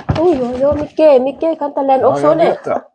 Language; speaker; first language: Swedish; non-native, learner; Thai